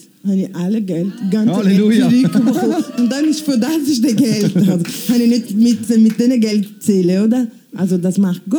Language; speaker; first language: German; non-native, learner; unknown